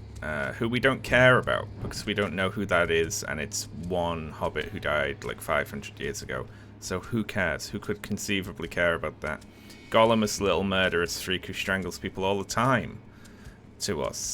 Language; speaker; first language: English; native; English